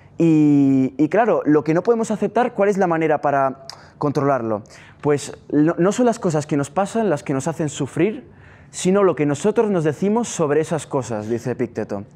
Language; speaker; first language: Spanish; non-native, fluent; Italian